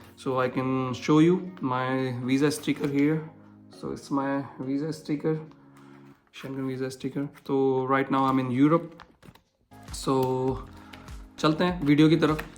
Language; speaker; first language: Hindi; native; Hindi